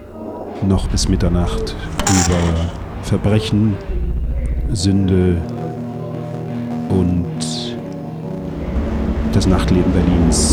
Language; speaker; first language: German; native; German